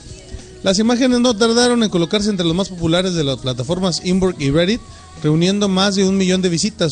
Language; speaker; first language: Spanish; native; Spanish